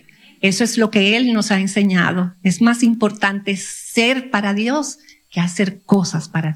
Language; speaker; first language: Spanish; native; Spanish